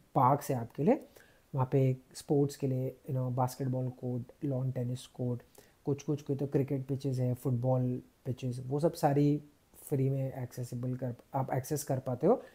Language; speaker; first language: Hindi; native; Hindi